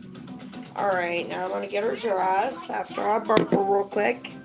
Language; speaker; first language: English; native; English